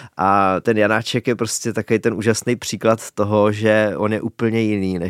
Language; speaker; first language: Czech; native; Czech